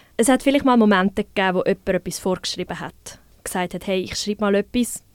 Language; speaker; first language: German; native; German